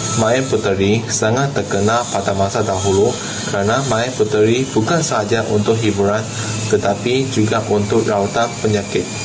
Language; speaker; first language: Malay; non-native, local second language; Chinese